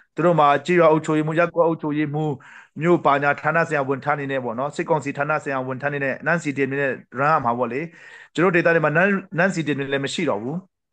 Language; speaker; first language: Burmese; non-native, local second language; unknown